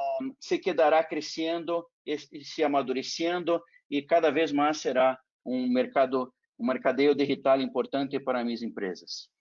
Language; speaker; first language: Spanish; non-native, fluent; Portuguese